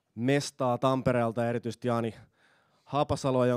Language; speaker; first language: Finnish; native; Finnish